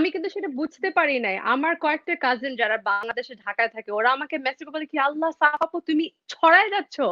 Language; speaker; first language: Bangla; early bilingual, heritage; Bangla